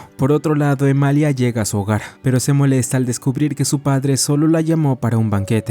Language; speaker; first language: Spanish; native; Spanish